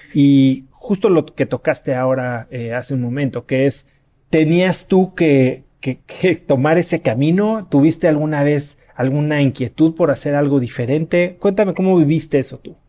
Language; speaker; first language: Spanish; native; Spanish